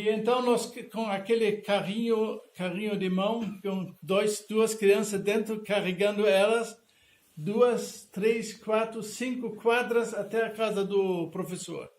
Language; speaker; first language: Portuguese; non-native, fluent; German